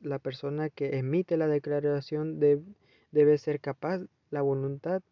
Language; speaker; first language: Spanish; native; Spanish